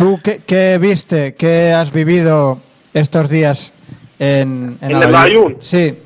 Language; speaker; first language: Spanish; non-native, local second language; Catalan